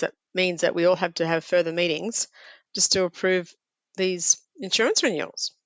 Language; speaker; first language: English; native; English